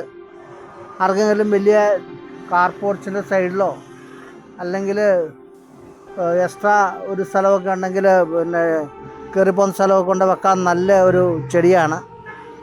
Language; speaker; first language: Malayalam; native; Malayalam